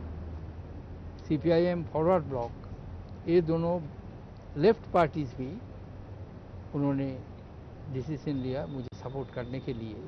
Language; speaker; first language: Hindi; non-native, local second language; Bangla